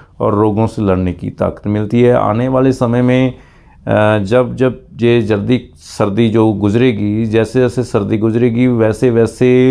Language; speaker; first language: Hindi; non-native, local second language; Punjabi